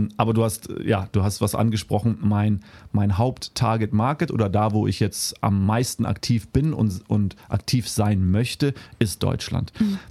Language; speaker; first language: German; native; German